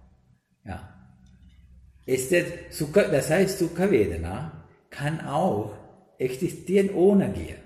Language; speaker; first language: German; non-native, learner; Sinhala